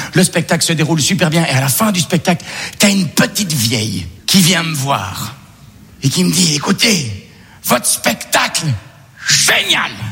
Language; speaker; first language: French; native; French